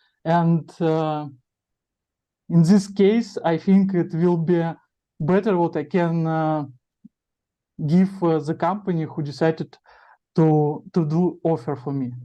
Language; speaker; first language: English; non-native, learner; Russian